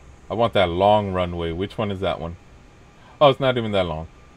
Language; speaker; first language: English; early bilingual, other home language; Spanish